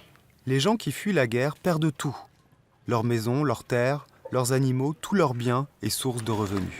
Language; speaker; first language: French; native; French